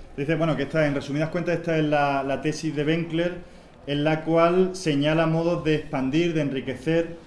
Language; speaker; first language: Spanish; native; Spanish